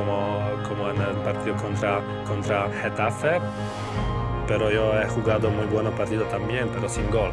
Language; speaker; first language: Spanish; non-native, learner; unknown